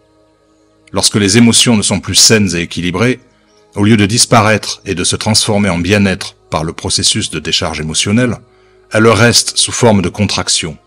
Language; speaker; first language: French; native; French